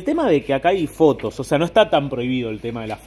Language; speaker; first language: Spanish; native; Spanish